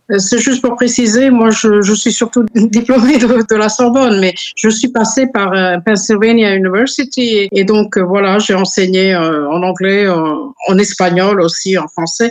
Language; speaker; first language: French; non-native, fluent; Serbian